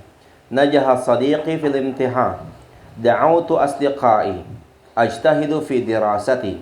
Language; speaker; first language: Arabic; non-native, fluent; Indonesian